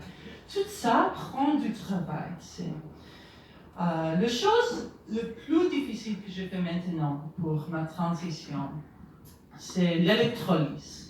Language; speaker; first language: French; non-native, learner; English